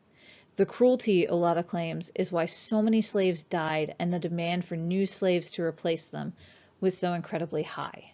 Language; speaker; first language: English; native; English